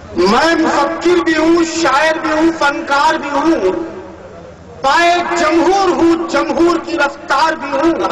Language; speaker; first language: Urdu; native; Urdu